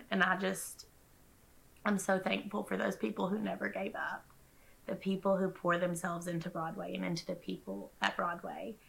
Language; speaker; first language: English; native; English